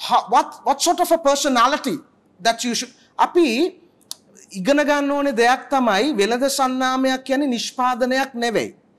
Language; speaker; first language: English; non-native, local second language; Sinhala